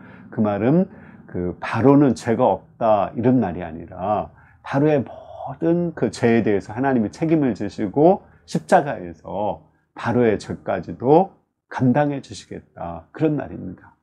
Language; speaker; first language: Korean; native; Korean